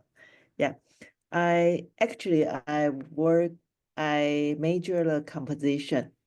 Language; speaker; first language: English; non-native, local second language; Chinese